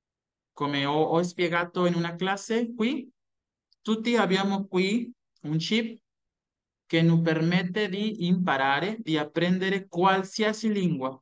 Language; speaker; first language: Italian; non-native, fluent; Spanish